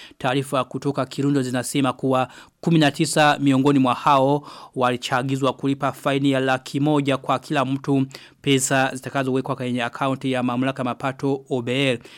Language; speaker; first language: Swahili; non-native, local second language; Rundi